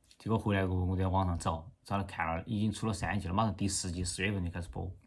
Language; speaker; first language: Chinese; native; Chinese